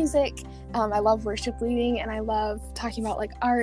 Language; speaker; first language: English; native; English